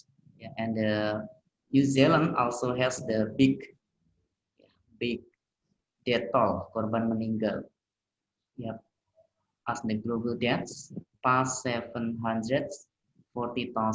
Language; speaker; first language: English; non-native, learner; Indonesian